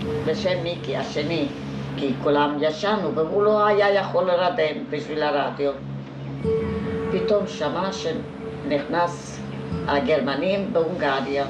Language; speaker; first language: Hebrew; non-native, fluent; Hungarian